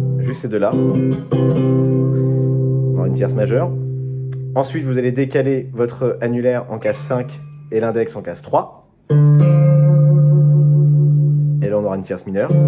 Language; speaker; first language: French; native; French